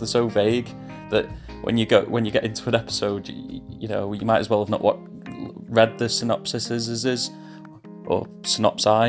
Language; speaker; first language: English; native; English